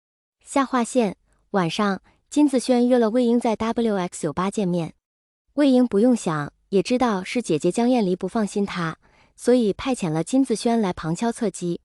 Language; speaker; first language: Chinese; native; Chinese